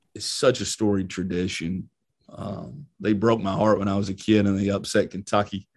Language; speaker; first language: English; native; English